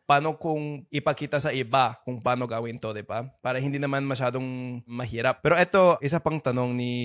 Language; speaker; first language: Filipino; non-native, fluent; English